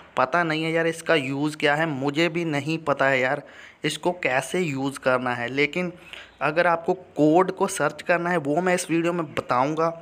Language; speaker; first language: Hindi; native; Hindi